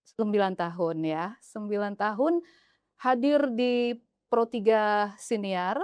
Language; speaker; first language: Indonesian; native; Indonesian